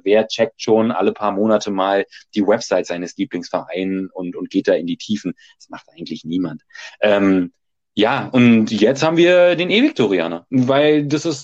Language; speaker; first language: German; native; German